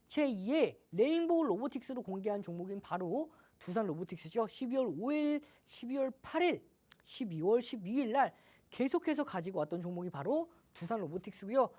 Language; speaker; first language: Korean; native; Korean